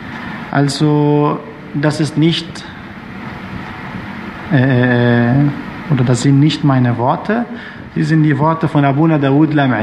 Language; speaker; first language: German; non-native, fluent; Arabic